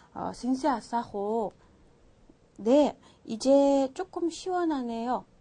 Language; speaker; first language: Korean; non-native, fluent; Mongolian